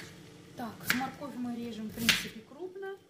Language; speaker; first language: Russian; native; Russian